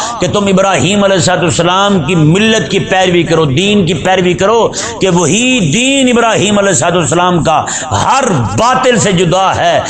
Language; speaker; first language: Urdu; non-native, local second language; Punjabi